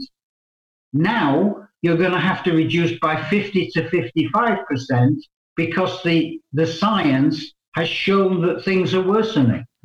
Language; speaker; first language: English; native; English